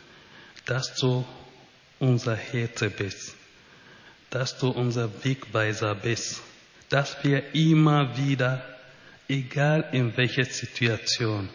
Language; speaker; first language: German; non-native, fluent; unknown